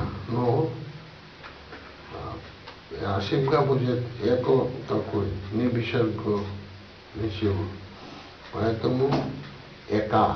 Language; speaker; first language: Russian; non-native, learner; Bangla